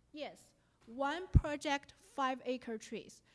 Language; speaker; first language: English; non-native, fluent; Chinese